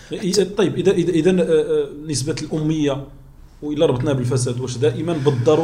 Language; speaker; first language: Arabic; native; Arabic